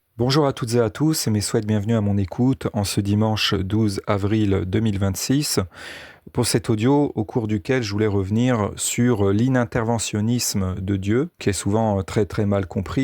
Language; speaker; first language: French; native; French